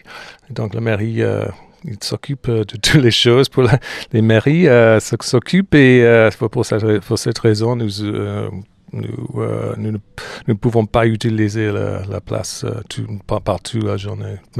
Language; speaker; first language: French; non-native, fluent; English